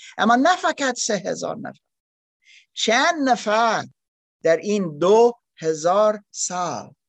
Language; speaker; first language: Persian; non-native, learner; German